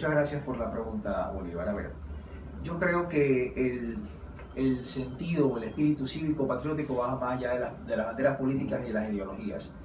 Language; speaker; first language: Spanish; native; Spanish